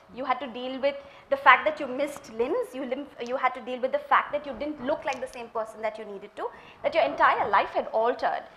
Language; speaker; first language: English; non-native, local second language; Malayalam